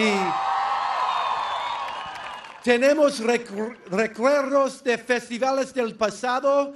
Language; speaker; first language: Spanish; non-native, learner; English